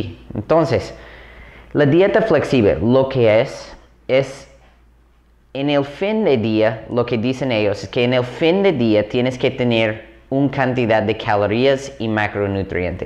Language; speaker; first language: Spanish; non-native, fluent; English